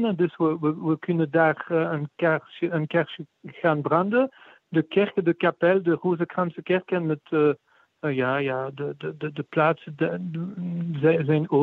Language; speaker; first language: Dutch; non-native, fluent; French